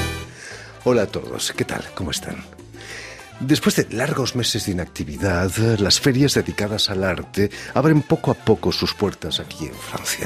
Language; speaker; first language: Spanish; native; Spanish